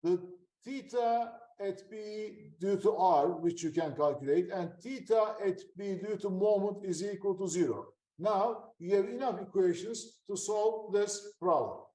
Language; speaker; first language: English; non-native, fluent; Turkish